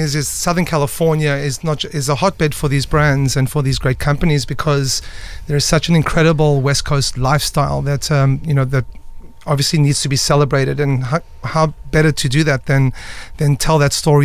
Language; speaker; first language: English; native; English